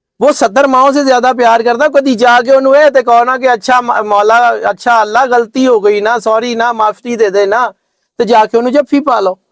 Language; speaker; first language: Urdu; non-native, local second language; Punjabi